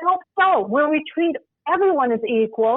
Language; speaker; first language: English; native; English